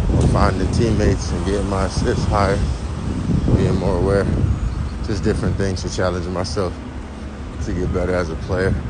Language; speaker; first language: English; native; English